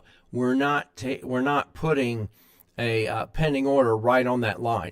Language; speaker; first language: English; native; English